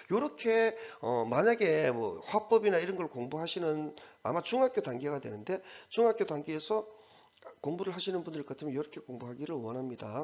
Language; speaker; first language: Korean; native; Korean